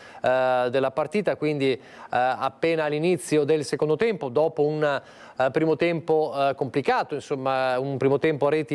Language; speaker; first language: Italian; native; Italian